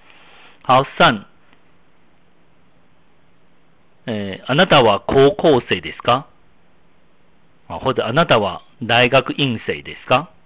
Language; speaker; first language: Japanese; non-native, fluent; Chinese